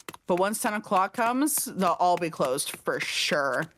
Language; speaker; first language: English; native; English